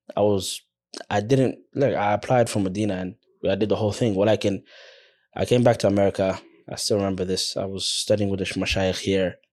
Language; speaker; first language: English; early bilingual, other home language; Somali